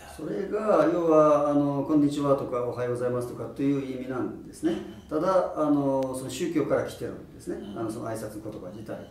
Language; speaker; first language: Japanese; non-native, fluent; Uyghur